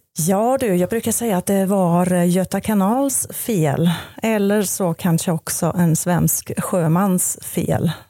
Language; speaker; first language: Swedish; non-native, fluent; German